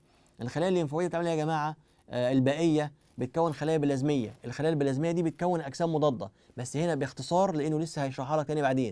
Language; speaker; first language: Arabic; native; Arabic